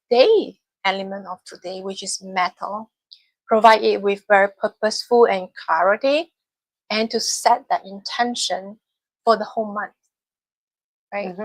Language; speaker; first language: English; non-native, fluent; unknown